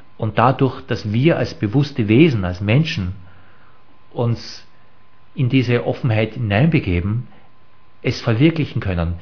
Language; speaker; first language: German; native; German